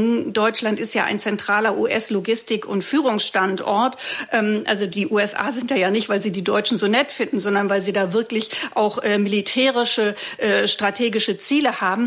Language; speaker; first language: German; native; German